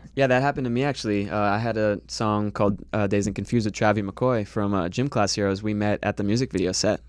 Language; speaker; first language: English; native; English